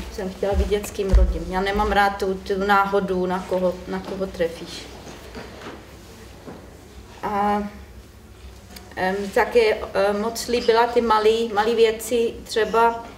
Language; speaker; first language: Czech; non-native, learner; German